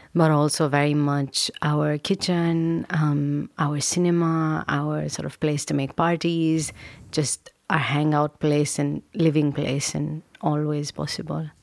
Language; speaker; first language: English; non-native, local second language; Urdu